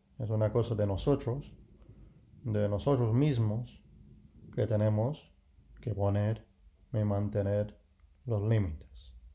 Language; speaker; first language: Spanish; non-native, fluent; English